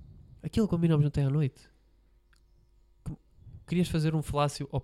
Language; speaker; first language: Portuguese; native; Portuguese